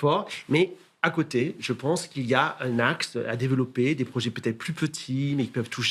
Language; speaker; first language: French; native; French